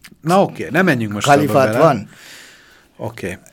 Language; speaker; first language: Hungarian; non-native, fluent; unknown